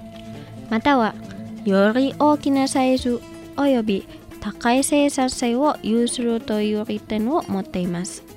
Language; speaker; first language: Japanese; non-native, fluent; Indonesian